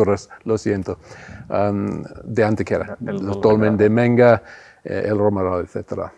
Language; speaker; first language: Spanish; non-native, fluent; English